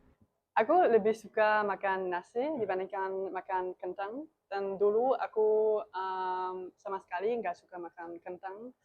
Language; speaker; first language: Indonesian; non-native, learner; German